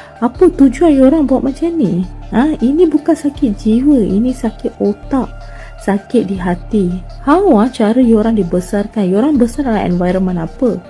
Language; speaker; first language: Malay; non-native, local second language; Tamil